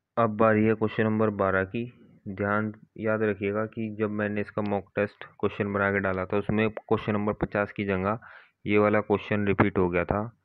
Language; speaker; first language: Hindi; native; Hindi